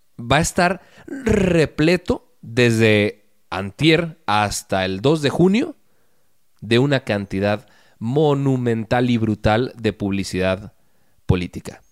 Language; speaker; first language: Spanish; native; Spanish